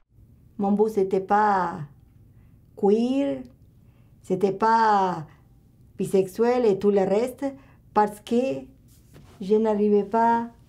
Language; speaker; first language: French; non-native, local second language; Spanish